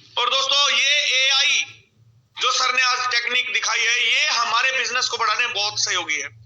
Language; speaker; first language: Hindi; native; Hindi